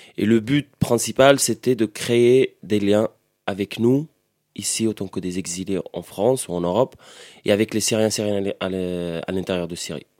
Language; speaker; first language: French; non-native, fluent; Arabic